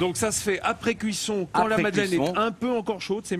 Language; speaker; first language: French; native; French